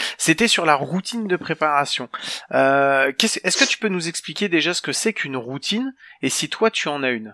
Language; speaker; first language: French; native; French